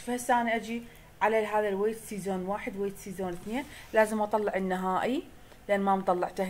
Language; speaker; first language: Arabic; native; Arabic